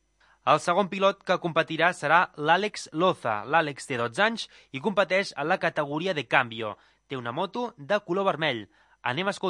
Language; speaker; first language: Catalan; native; Catalan